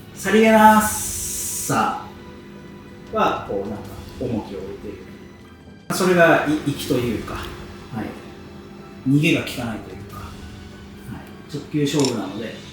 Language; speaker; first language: Japanese; native; Japanese